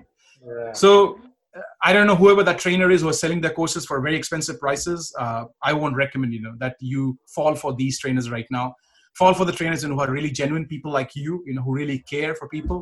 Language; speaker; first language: English; non-native, local second language; Punjabi